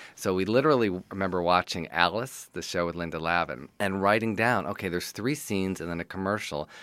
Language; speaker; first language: English; native; English